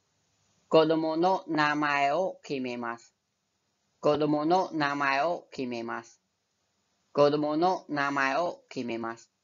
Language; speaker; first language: Japanese; non-native, fluent; Khmer